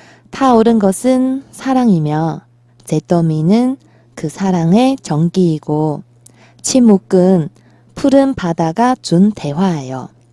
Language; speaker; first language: Korean; non-native, fluent; Chinese